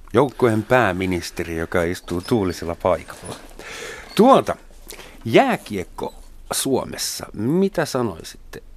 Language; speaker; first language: Finnish; non-native, fluent; German